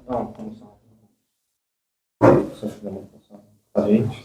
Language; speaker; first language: French; non-native, learner; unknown